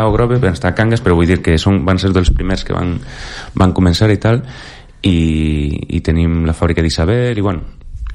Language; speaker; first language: Catalan; native; Catalan